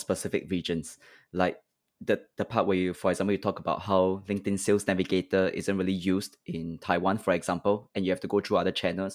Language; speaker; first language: English; native; English